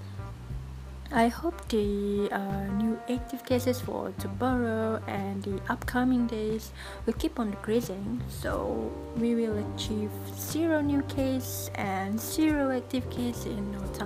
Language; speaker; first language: English; non-native, local second language; Malay